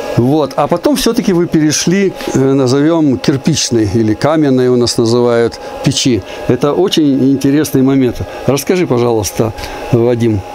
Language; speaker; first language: Russian; native; Russian